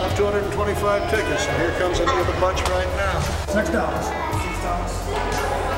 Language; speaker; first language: English; native; English